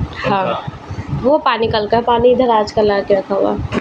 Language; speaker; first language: Hindi; native; Hindi